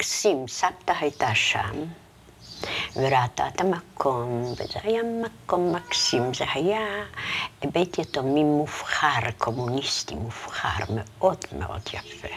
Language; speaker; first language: Hebrew; non-native, fluent; Polish